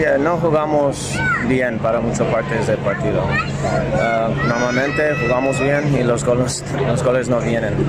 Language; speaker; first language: Spanish; non-native, learner; English